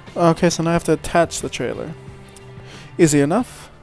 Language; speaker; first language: English; native; English